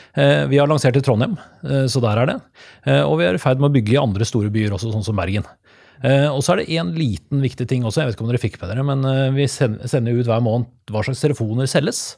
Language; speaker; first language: Norwegian; native; Norwegian